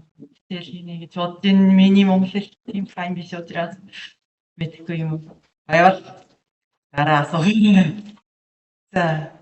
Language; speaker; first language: Mongolian; non-native, learner; Japanese